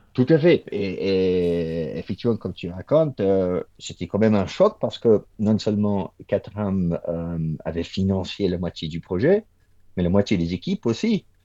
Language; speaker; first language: French; non-native, fluent; English